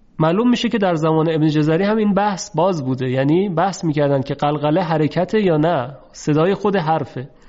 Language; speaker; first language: Persian; native; Persian